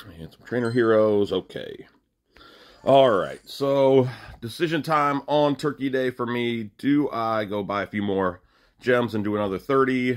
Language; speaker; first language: English; native; English